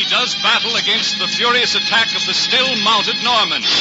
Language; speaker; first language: English; native; English